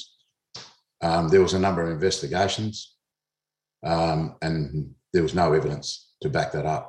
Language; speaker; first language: English; native; English